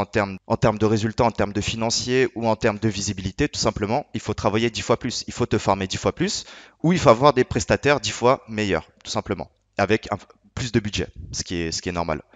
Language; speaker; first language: French; native; French